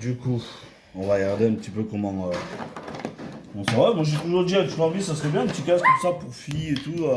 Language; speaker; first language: French; native; French